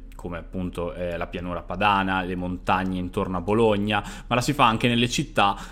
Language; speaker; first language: Italian; native; Italian